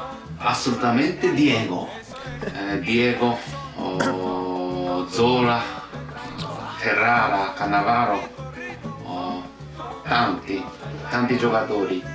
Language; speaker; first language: Italian; non-native, learner; Japanese